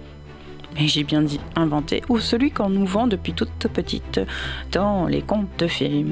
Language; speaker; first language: French; native; French